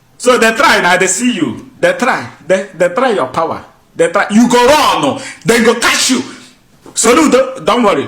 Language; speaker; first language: Nigerian Pidgin; non-native, local second language; Igbo